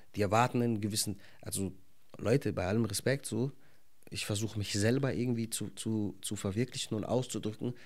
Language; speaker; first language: German; native; German